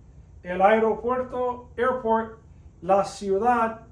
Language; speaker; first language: Spanish; non-native, fluent; English